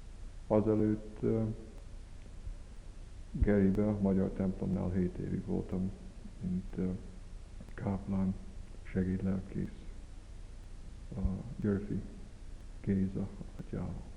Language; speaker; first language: Hungarian; early bilingual, heritage; Hungarian